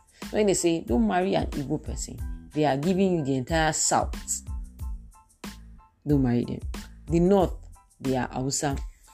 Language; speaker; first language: English; non-native, local second language; Yoruba